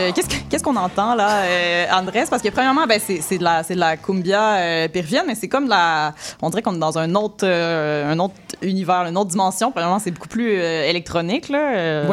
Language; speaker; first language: French; native; French